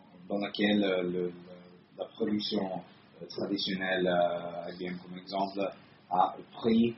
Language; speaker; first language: French; non-native, fluent; Italian